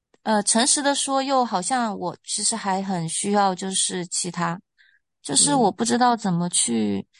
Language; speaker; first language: Chinese; native; Chinese